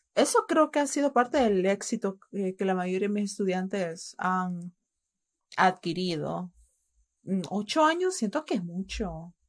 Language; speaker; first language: Spanish; native; Spanish